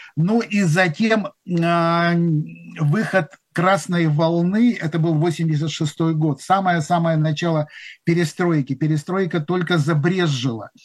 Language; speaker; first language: Russian; native; Russian